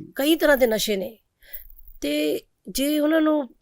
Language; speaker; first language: Punjabi; native; Punjabi